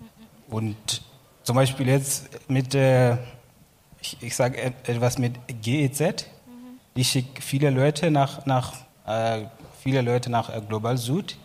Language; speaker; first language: German; non-native, learner; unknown